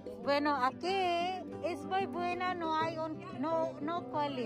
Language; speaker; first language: Spanish; non-native, learner; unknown